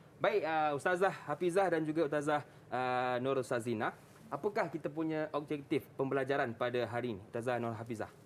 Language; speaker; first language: Malay; native; Malay